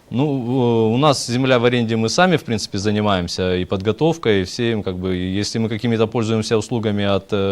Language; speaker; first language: Russian; native; Russian